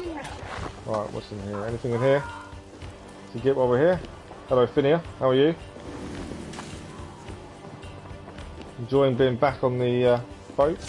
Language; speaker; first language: English; native; English